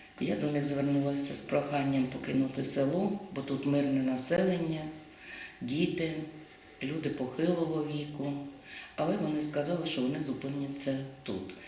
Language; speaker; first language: Ukrainian; native; Ukrainian